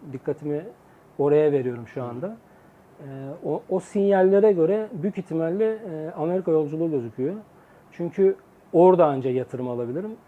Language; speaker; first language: Turkish; native; Turkish